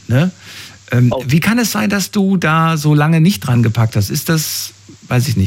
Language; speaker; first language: German; native; German